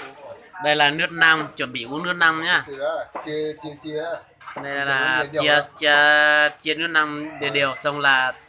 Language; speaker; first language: Vietnamese; non-native, local second language; Hmong